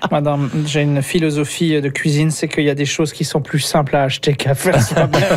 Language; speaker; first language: French; native; French